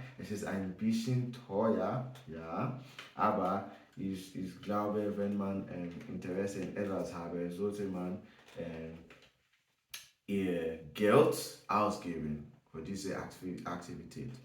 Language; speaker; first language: German; non-native, learner; English